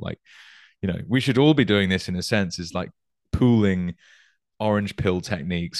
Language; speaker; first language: English; native; English